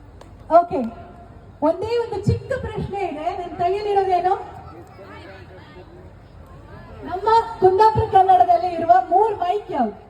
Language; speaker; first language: Kannada; native; Kannada